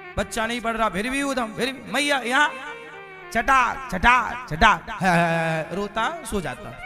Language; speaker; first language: Hindi; native; Hindi